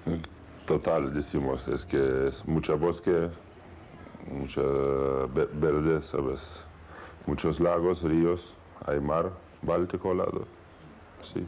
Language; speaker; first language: Spanish; non-native, learner; Lithuanian